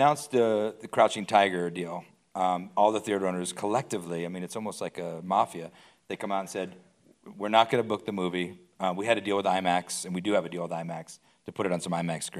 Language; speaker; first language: English; native; English